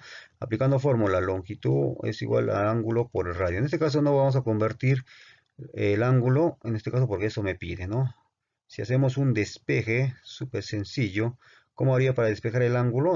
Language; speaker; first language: Spanish; native; Spanish